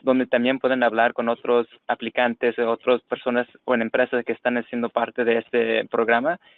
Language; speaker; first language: Spanish; non-native, fluent; English